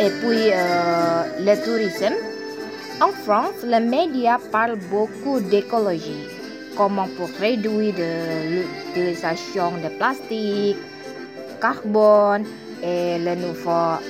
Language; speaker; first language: French; non-native, learner; Indonesian